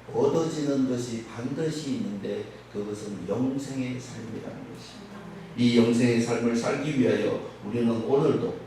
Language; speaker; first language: Korean; native; Korean